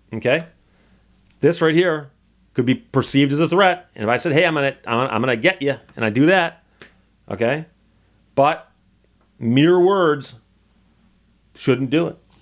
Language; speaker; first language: English; native; English